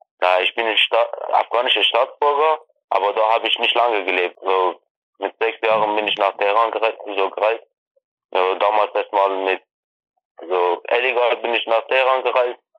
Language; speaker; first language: German; non-native, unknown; Persian